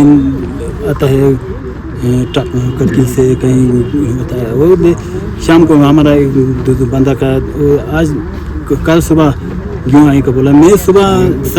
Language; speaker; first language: Hindi; non-native, local second language; Tibetan